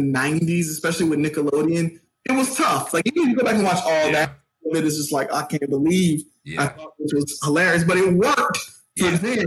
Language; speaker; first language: English; native; English